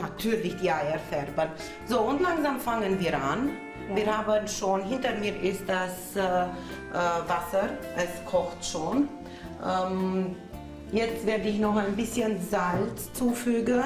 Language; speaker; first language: German; non-native, local second language; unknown